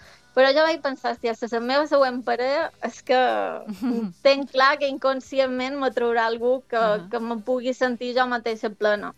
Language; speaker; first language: Catalan; native; Catalan